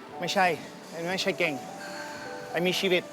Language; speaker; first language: Thai; non-native, learner; English